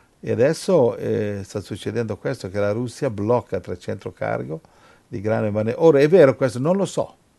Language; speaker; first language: Italian; non-native, fluent; English